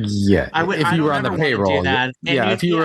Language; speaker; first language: English; native; English